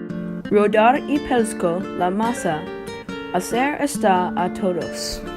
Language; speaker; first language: Spanish; non-native, learner; English